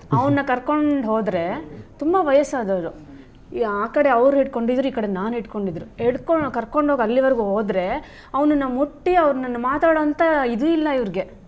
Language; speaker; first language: Kannada; native; Kannada